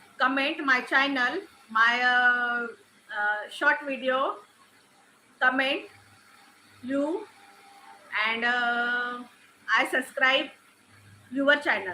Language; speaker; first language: English; non-native, learner; Marathi